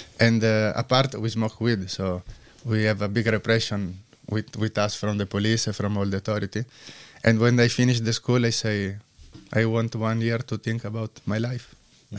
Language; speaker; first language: English; non-native, learner; Italian